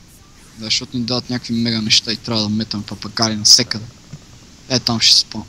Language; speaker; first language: Bulgarian; native; Bulgarian